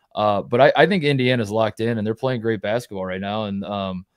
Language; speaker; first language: English; native; English